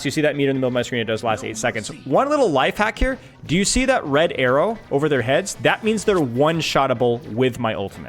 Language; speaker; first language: English; native; English